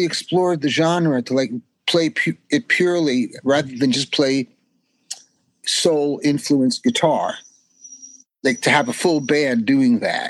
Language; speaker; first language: English; native; English